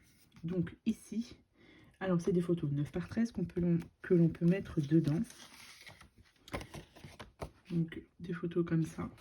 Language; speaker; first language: French; native; French